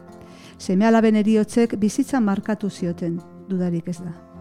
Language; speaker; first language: Basque; native; Basque